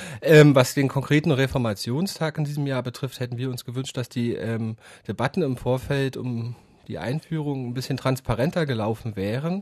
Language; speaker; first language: German; native; German